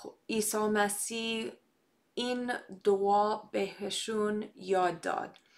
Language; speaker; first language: Persian; non-native, fluent; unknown